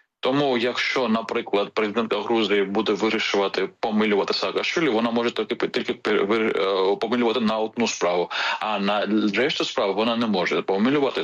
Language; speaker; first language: Ukrainian; non-native, fluent; Georgian